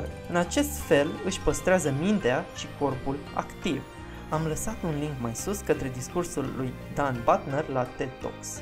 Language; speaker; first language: Romanian; native; Romanian